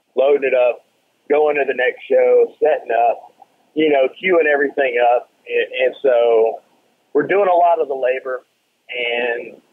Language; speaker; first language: English; native; English